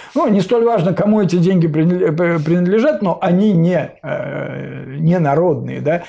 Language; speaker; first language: Russian; native; Russian